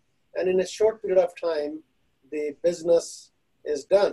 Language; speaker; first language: English; non-native, local second language; Hindi